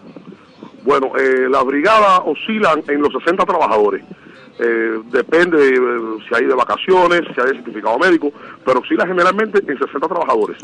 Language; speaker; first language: Spanish; native; Spanish